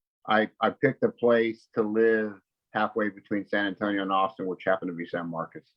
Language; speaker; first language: English; native; English